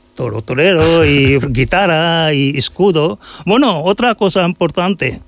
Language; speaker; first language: Spanish; non-native, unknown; Hindi